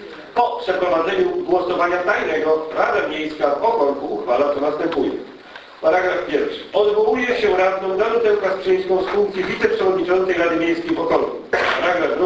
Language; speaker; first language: Polish; native; Polish